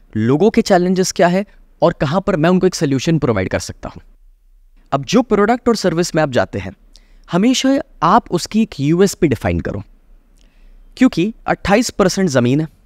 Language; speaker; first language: Hindi; native; Hindi